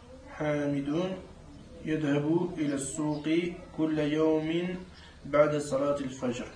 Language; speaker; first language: Arabic; non-native, learner; French